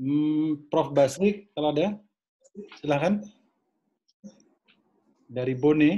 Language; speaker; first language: Indonesian; native; Indonesian